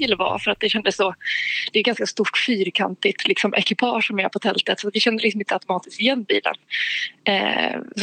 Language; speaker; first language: Swedish; native; Swedish